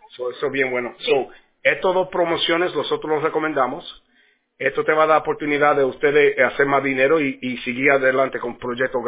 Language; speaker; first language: Spanish; early bilingual, heritage; Spanish